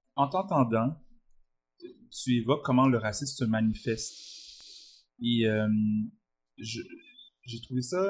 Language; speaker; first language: French; early bilingual, other home language; Arabic